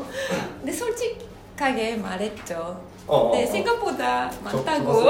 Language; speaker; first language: Korean; non-native, fluent; Japanese